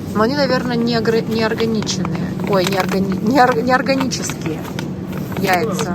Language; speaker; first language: Russian; native; Russian